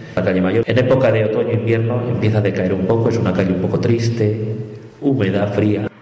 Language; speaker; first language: Spanish; native; Spanish